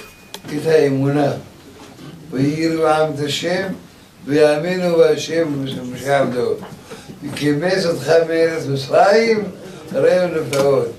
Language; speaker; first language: Hebrew; early bilingual, other home language; Arabic